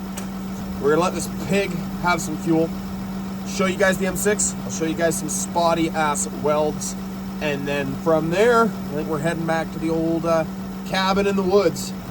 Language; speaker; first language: English; native; English